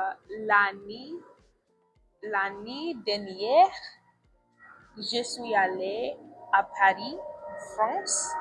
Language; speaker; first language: French; non-native, learner; English